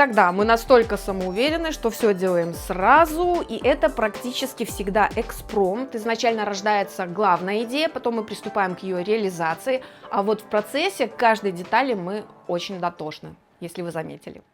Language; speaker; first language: Russian; native; Russian